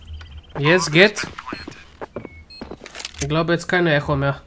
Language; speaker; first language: German; non-native, learner; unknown